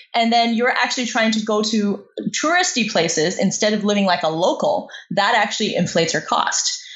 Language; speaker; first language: English; non-native, fluent; Chinese